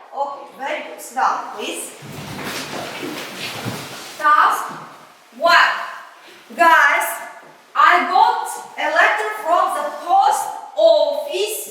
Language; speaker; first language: English; non-native, learner; Kazakh